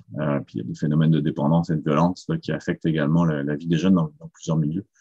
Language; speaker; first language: French; native; French